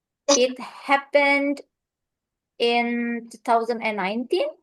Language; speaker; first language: English; non-native, fluent; Indonesian